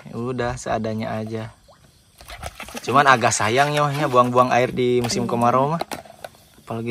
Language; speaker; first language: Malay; non-native, local second language; Sundanese